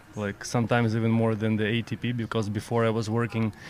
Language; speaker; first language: English; non-native, learner; Ukrainian